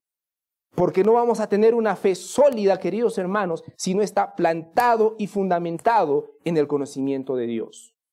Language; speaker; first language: Spanish; native; Spanish